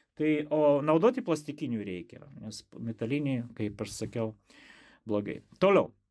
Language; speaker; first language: Lithuanian; non-native, local second language; Russian